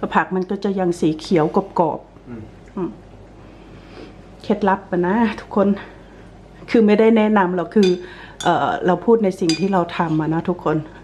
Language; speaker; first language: Thai; native; Thai